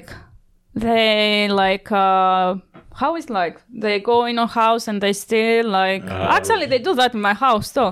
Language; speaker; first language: English; non-native, learner; Greek